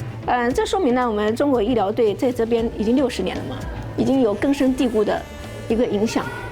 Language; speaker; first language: Chinese; native; Chinese